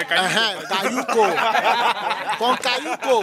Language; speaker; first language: Spanish; non-native, learner; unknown